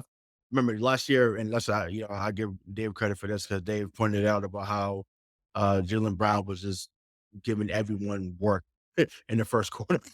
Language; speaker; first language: English; native; English